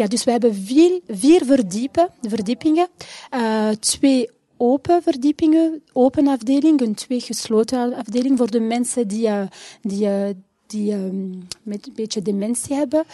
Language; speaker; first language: Dutch; non-native, local second language; French